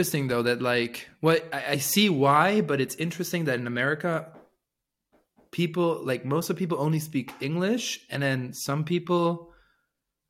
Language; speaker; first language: English; non-native, fluent; French